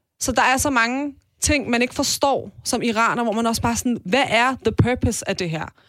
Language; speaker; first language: Danish; early bilingual, other home language; Persian